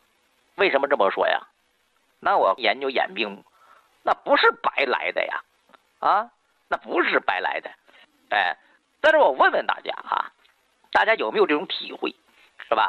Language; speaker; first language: Chinese; native; Chinese